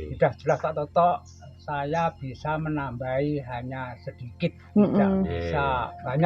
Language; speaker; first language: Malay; non-native, local second language; Javanese